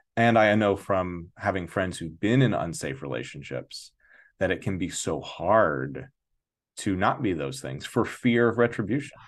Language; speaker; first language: English; native; English